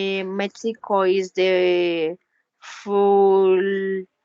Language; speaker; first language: English; non-native, learner; Spanish